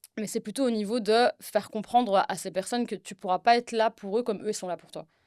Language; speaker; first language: French; early bilingual, other home language; Arabic